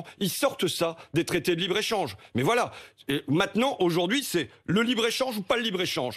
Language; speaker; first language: French; native; French